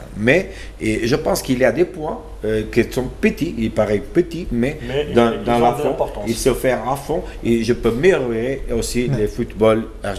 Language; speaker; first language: French; non-native, learner; Portuguese